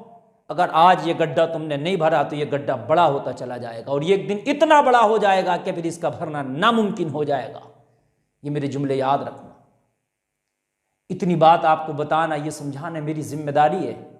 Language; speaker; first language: Urdu; native; Urdu